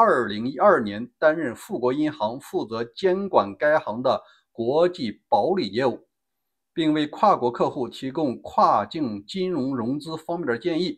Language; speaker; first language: Chinese; native; Chinese